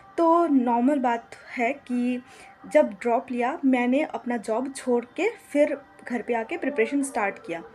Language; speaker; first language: Hindi; non-native, local second language; Bangla